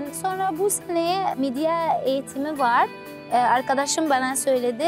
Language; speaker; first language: Turkish; non-native, learner; Arabic